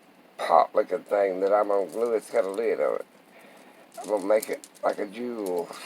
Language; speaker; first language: English; native; English